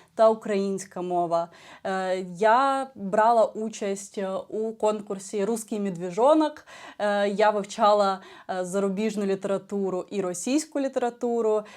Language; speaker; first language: Ukrainian; non-native, local second language; Russian